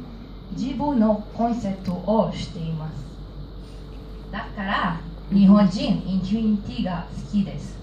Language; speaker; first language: Japanese; non-native, learner; Hebrew